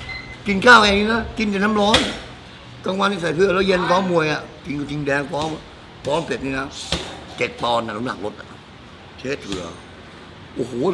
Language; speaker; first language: Thai; native; Thai